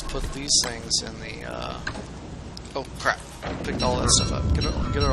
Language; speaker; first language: English; native; English